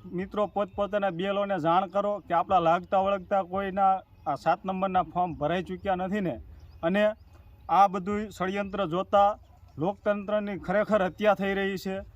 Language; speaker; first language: Gujarati; native; Gujarati